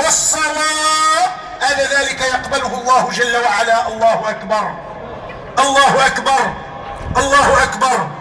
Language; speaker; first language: Arabic; native; Arabic